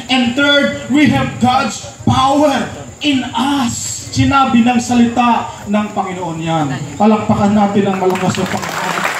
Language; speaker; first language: Filipino; non-native, local second language; Pampanga